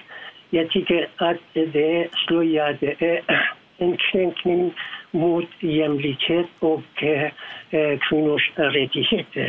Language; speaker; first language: Swedish; non-native, learner; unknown